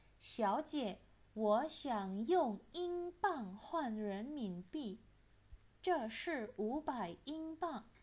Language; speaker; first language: Chinese; non-native, fluent; Indonesian